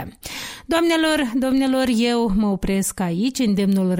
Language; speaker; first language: Romanian; native; Romanian